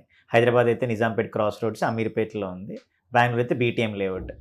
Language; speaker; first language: Telugu; native; Telugu